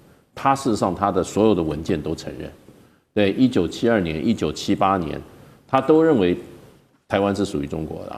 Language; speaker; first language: Chinese; native; Chinese